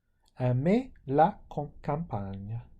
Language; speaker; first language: French; non-native, fluent; English